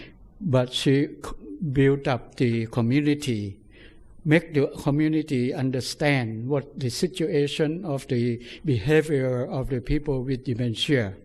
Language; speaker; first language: English; non-native, fluent; Thai